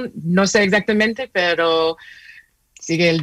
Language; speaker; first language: Spanish; non-native, fluent; English